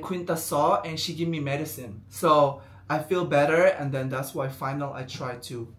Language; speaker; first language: English; non-native, fluent; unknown